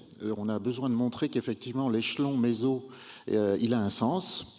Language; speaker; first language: French; native; French